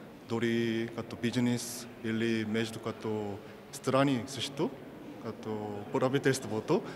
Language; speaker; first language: Bulgarian; non-native, learner; Korean